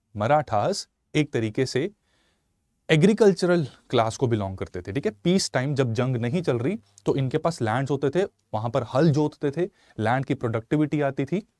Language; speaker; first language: Hindi; native; Hindi